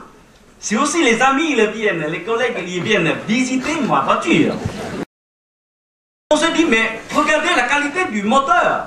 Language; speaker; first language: French; non-native, fluent; Chinese